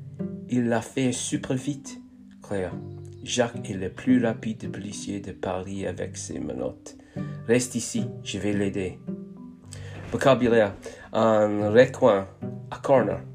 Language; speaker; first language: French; non-native, learner; English